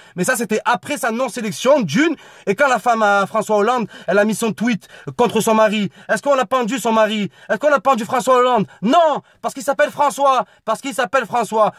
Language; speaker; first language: French; native; French